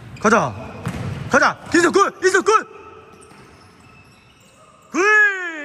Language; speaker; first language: Korean; native; Korean